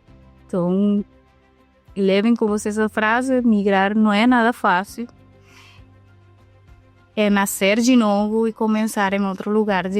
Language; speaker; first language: Portuguese; non-native, fluent; Spanish